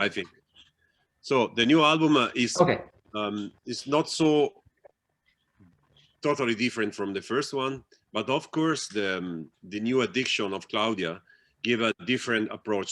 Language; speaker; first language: English; non-native, fluent; Italian